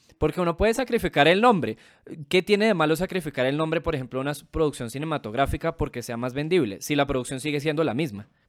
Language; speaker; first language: Spanish; native; Spanish